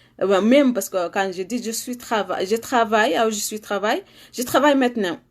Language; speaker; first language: French; non-native, learner; Arabic